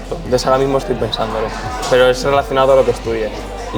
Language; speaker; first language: Spanish; native; Spanish